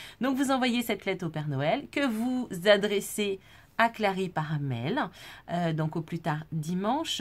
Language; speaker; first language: French; native; French